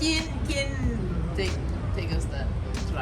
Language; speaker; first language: Spanish; non-native, learner; English